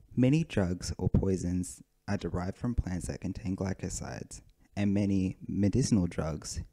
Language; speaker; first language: English; native; English